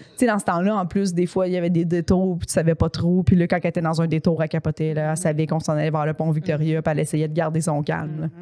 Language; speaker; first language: French; native; French